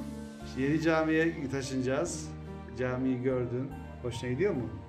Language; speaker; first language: Turkish; early bilingual, heritage; Turkish